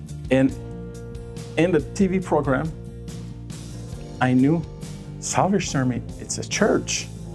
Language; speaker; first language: English; non-native, learner; French